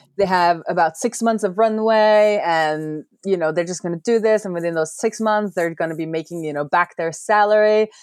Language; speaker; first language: English; non-native, fluent; Norwegian